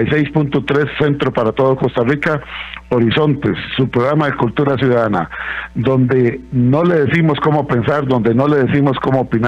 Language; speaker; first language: Spanish; native; Spanish